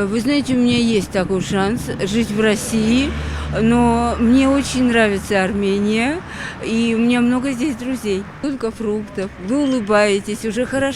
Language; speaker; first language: Russian; non-native, local second language; Armenian